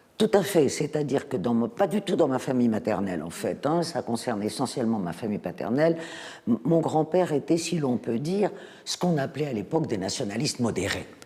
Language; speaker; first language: French; native; French